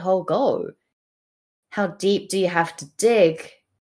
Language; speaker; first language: English; native; English